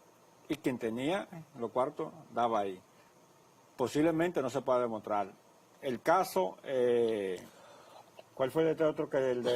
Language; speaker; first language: Spanish; native; Spanish